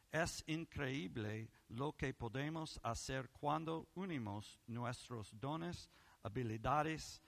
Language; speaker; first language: Spanish; non-native, learner; English